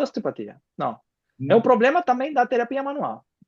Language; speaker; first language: Portuguese; non-native, fluent; Spanish